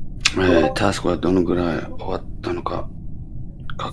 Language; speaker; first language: Japanese; non-native, learner; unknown